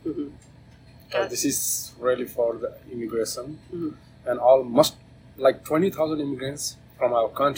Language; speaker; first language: English; non-native, local second language; Nepali